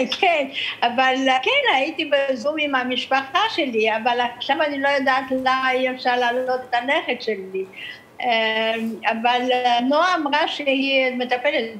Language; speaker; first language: Hebrew; early bilingual, other home language; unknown